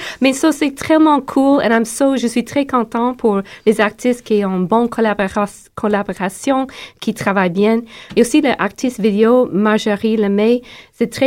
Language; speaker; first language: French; non-native, learner; English